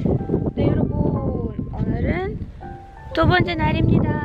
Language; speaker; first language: Korean; non-native, learner; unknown